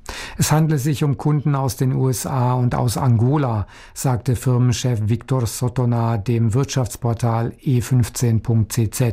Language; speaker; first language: German; native; German